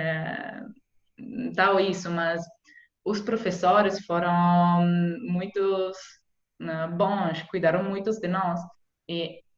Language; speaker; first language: Portuguese; non-native, fluent; Italian